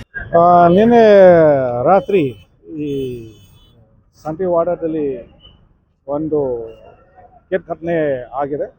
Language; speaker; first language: Kannada; non-native, fluent; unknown